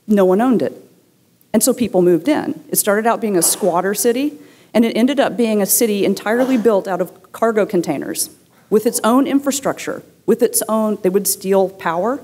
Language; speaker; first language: English; native; English